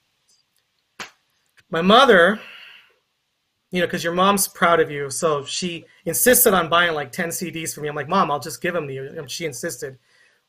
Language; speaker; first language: English; native; English